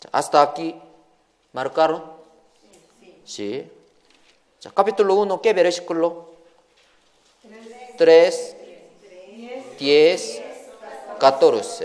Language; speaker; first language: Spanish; non-native, learner; Korean